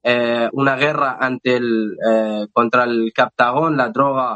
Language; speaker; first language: Spanish; non-native, fluent; Arabic